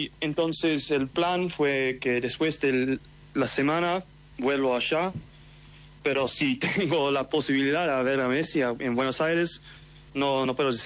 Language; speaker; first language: Spanish; early bilingual, heritage; English